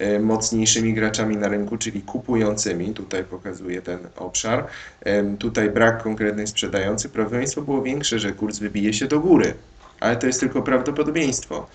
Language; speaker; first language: Polish; native; Polish